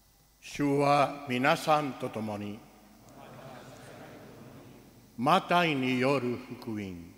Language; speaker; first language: Japanese; non-native, fluent; Spanish